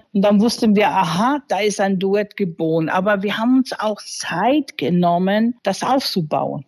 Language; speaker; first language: German; early bilingual, other home language; Spanish